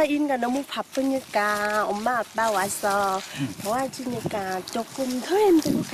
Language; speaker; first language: Korean; non-native, learner; Vietnamese